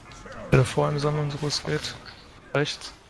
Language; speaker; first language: German; native; German